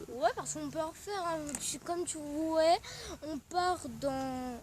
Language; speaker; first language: French; native; French